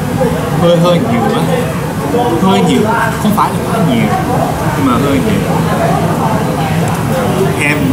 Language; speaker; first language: Vietnamese; non-native, learner; Japanese